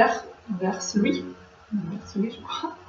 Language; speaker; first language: French; non-native, learner; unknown